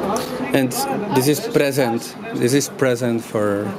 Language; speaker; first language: English; non-native, fluent; Czech